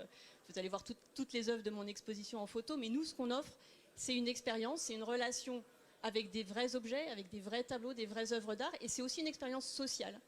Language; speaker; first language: French; native; French